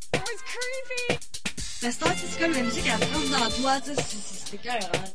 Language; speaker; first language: French; native; French